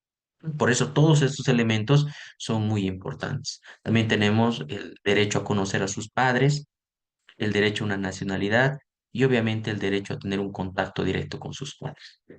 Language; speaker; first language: Spanish; native; Spanish